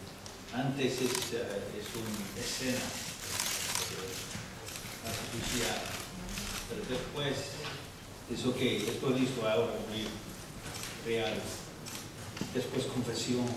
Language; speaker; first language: Spanish; non-native, learner; English